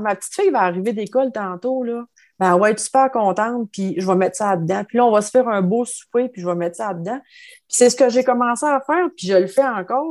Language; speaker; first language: French; native; French